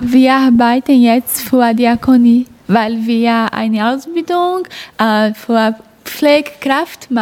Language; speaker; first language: German; non-native, learner; Portuguese